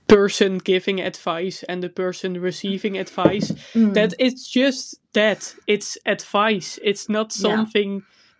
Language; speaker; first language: English; non-native, fluent; Dutch